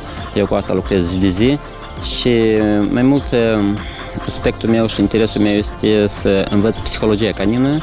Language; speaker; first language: Romanian; non-native, local second language; Russian